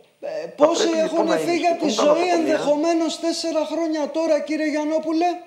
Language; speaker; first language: Greek; native; Greek